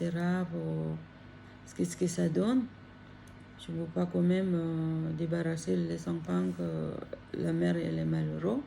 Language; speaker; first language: French; non-native, learner; Filipino